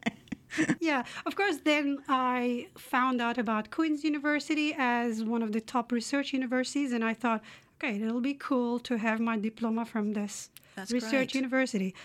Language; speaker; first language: English; non-native, fluent; Turkish